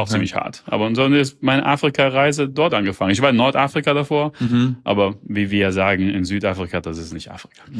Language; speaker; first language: German; early bilingual, heritage; German